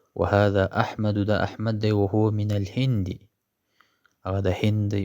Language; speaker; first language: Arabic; non-native, fluent; Pashto